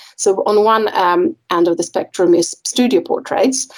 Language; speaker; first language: English; non-native, fluent; Polish